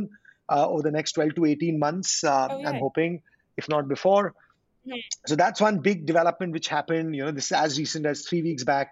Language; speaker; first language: English; non-native, local second language; Hindi